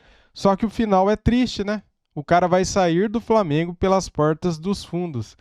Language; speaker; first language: Portuguese; native; Portuguese